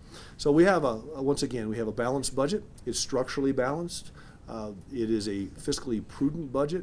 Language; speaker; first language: English; native; English